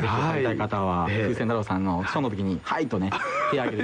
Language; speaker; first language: Japanese; native; Japanese